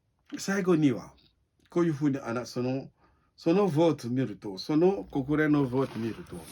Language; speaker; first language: Japanese; non-native, learner; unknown